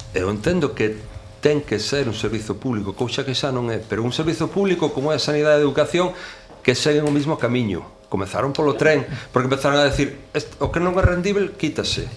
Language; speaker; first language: Galician; native; Galician